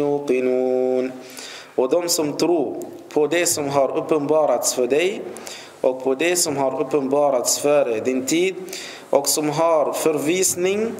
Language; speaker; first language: Swedish; non-native, fluent; Arabic